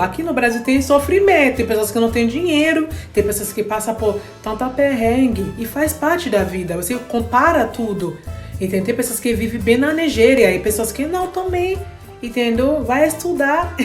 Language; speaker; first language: Portuguese; non-native, fluent; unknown